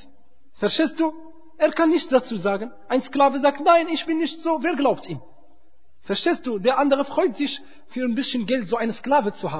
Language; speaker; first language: German; non-native, fluent; Arabic